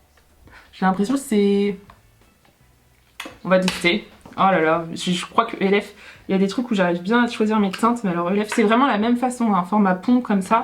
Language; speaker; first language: French; native; French